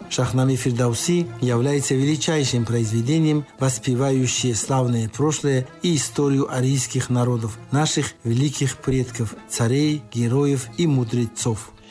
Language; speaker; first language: Russian; non-native, local second language; Tajik